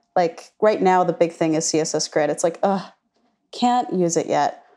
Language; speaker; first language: English; native; English